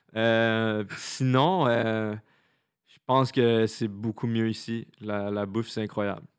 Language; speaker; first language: French; native; French